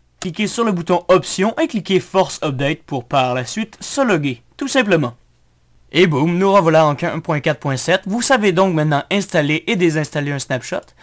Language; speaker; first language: French; native; French